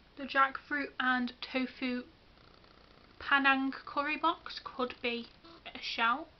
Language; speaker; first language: English; native; English